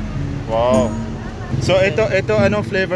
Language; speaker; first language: Filipino; non-native, learner; Arabic